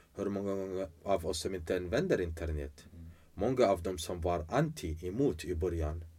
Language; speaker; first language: Swedish; non-native, fluent; Arabic